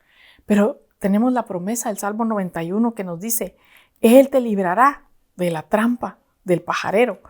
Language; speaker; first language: Spanish; native; Spanish